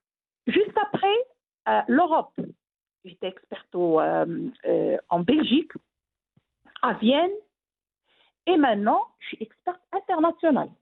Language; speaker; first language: French; non-native, local second language; Arabic